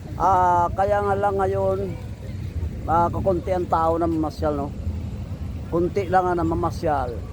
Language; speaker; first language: Filipino; non-native, local second language; Hiligaynon